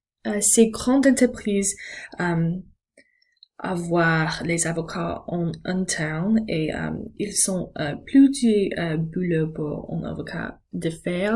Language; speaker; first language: French; non-native, learner; English